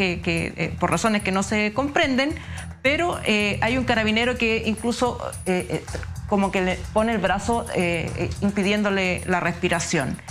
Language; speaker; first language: Spanish; native; Spanish